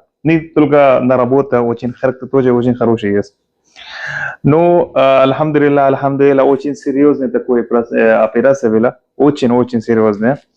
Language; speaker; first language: Russian; non-native, learner; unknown